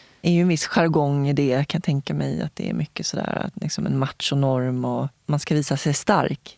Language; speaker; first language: Swedish; native; Swedish